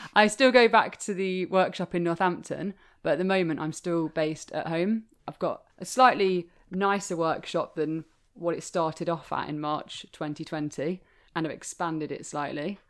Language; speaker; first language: English; native; English